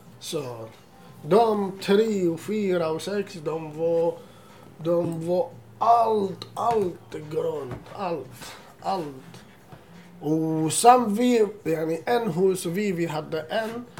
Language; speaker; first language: Swedish; non-native, learner; Assyrian Neo-Aramaic